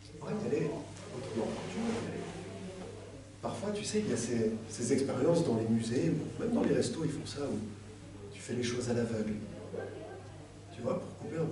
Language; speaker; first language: French; native; French